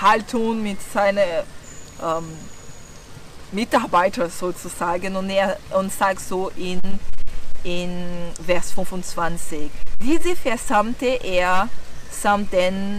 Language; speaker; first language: German; non-native, learner; Portuguese